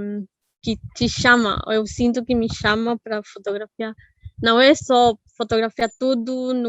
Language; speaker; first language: Portuguese; non-native, fluent; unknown